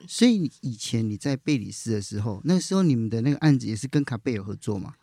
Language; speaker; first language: Chinese; native; Chinese